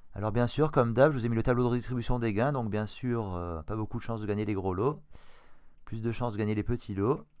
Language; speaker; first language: French; native; French